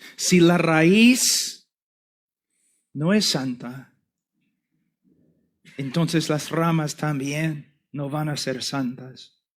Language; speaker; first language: Spanish; non-native, fluent; English